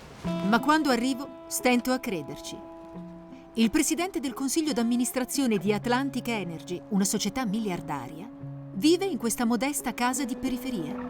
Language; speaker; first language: Italian; native; Italian